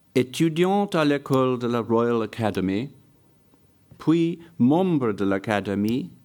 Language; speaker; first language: French; non-native, fluent; English